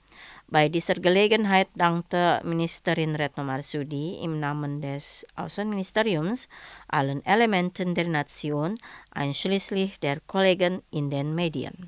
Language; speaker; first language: German; non-native, fluent; Indonesian